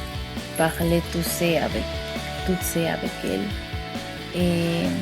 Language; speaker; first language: French; non-native, learner; Spanish